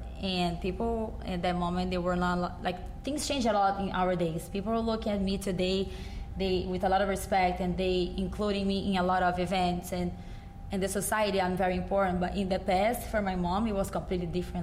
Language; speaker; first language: English; non-native, fluent; Portuguese